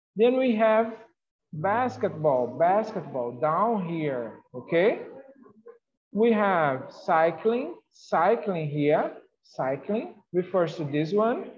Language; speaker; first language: English; non-native, fluent; Portuguese